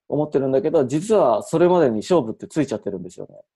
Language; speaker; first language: Japanese; native; Japanese